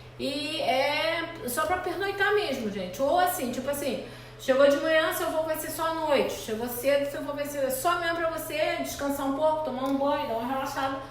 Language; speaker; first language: Portuguese; native; Portuguese